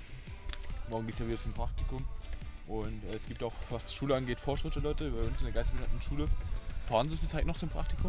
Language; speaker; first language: German; native; German